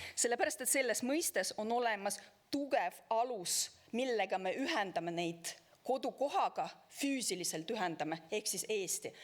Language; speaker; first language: Estonian; non-native, local second language; Russian